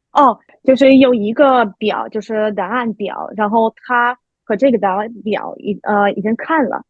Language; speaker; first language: Chinese; non-native, fluent; Russian